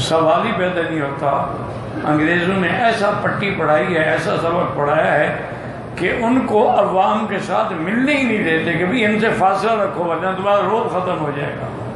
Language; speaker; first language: Urdu; native; Urdu